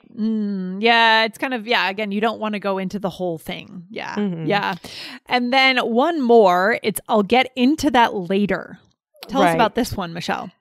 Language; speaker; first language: English; native; English